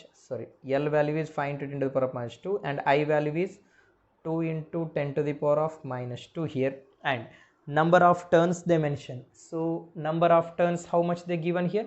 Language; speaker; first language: English; non-native, local second language; Kannada